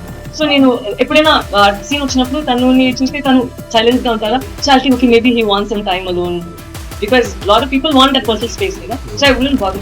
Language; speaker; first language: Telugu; non-native, fluent; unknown